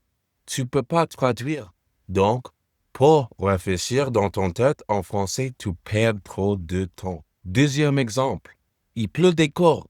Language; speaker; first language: French; non-native, fluent; English